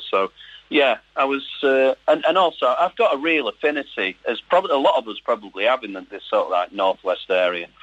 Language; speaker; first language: English; native; English